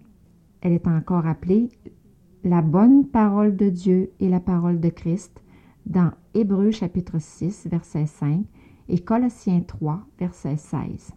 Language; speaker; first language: French; native; French